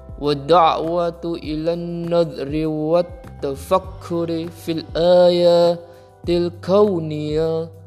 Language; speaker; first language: Arabic; non-native, learner; Indonesian